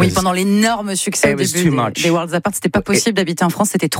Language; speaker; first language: French; native; French